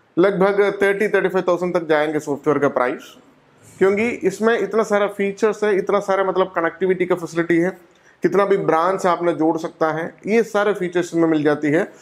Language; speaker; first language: Hindi; non-native, local second language; Malayalam